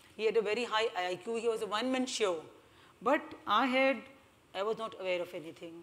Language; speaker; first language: English; non-native, local second language; Hindi